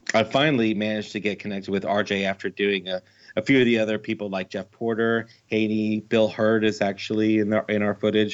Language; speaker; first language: English; native; English